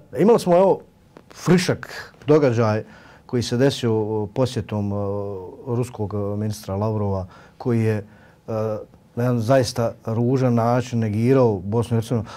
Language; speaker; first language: Bosnian; native; Bosnian